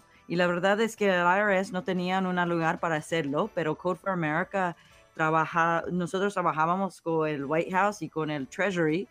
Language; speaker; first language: Spanish; early bilingual, heritage; English